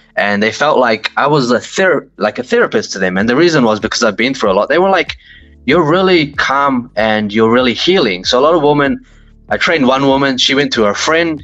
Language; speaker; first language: English; native; English